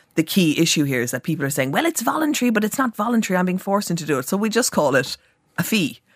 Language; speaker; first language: English; native; English